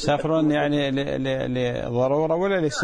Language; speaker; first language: Arabic; native; Arabic